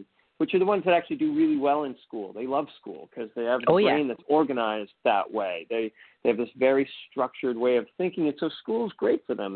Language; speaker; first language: English; native; English